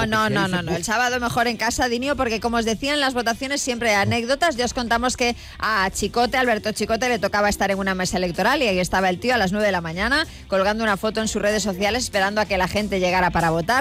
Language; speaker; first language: Spanish; native; Spanish